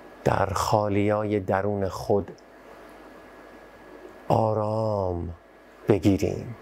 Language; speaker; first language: Persian; native; Persian